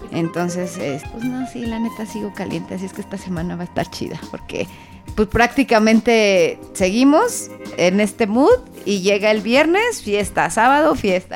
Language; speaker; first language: Spanish; native; Spanish